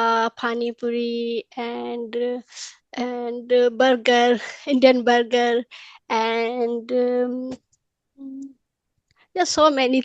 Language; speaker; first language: English; non-native, learner; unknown